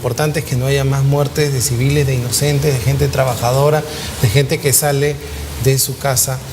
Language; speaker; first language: Spanish; native; Spanish